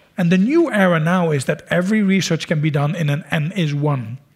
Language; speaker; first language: English; non-native, fluent; Dutch